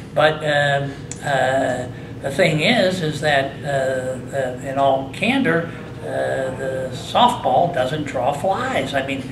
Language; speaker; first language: English; native; English